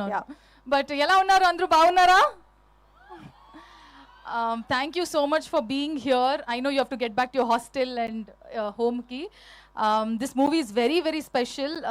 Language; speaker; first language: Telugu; non-native, learner; Kannada